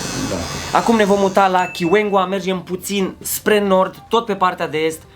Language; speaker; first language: Romanian; native; Romanian